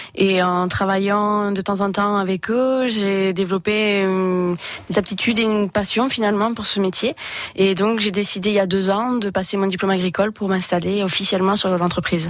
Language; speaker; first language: French; native; French